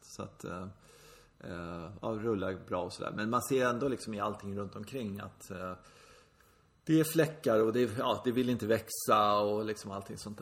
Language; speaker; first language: Swedish; native; Swedish